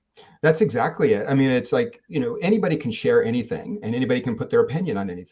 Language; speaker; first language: English; native; English